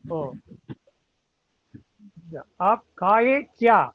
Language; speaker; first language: Hindi; non-native, learner; Tamil